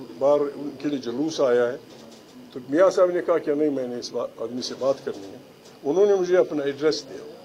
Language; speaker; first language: Urdu; non-native, local second language; Pashto